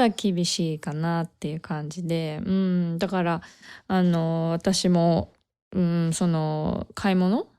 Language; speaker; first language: Japanese; native; Japanese